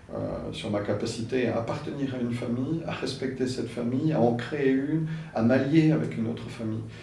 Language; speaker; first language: French; native; French